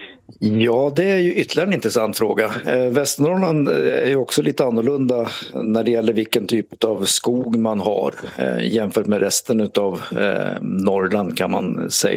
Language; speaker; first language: Swedish; native; Swedish